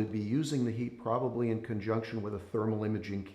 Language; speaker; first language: English; native; English